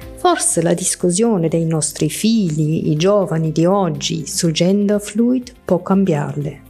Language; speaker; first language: Italian; non-native, fluent; German